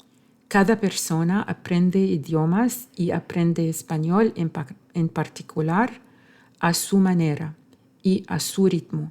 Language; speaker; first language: Spanish; non-native, fluent; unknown